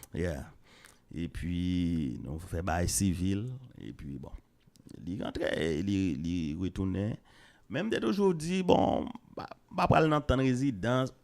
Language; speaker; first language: Haitian Creole; native; Haitian Creole